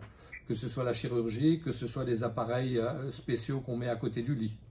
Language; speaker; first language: French; native; French